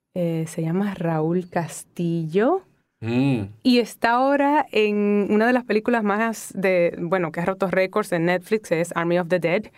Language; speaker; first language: Spanish; native; Spanish